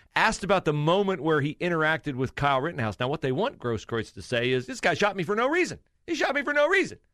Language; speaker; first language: English; native; English